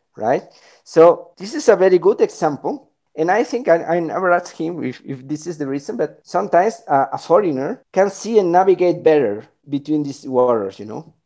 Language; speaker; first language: English; non-native, fluent; Spanish